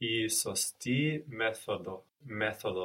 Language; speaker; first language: Greek; non-native, learner; English